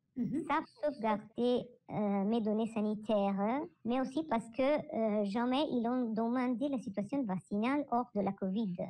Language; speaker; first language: French; non-native, learner; Italian